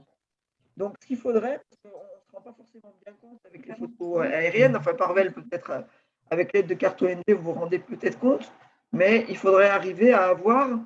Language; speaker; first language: French; native; French